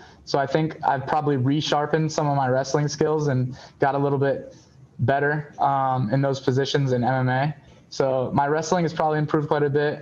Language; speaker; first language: English; native; English